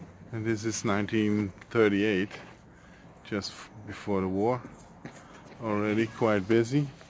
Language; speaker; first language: English; non-native, fluent; Dutch